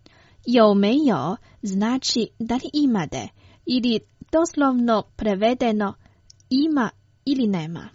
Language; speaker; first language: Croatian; non-native, fluent; Chinese